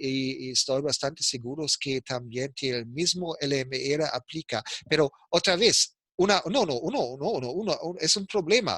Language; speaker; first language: Spanish; non-native, fluent; German